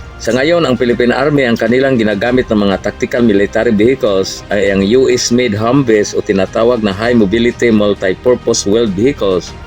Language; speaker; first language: Filipino; non-native, local second language; Cebuano